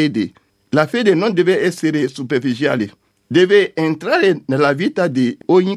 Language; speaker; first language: Italian; non-native, learner; French